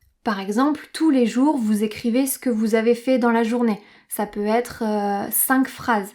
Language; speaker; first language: French; native; French